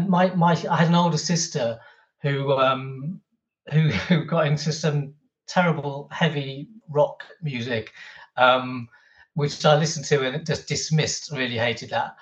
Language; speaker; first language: English; native; English